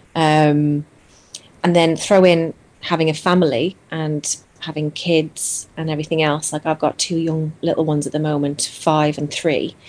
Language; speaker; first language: English; non-native, fluent; Greek